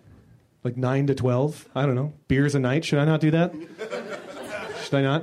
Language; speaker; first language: English; native; English